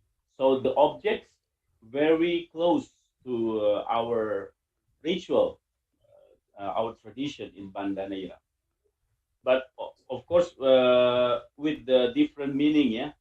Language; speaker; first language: English; non-native, learner; Indonesian